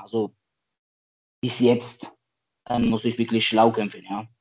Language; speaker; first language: German; non-native, learner; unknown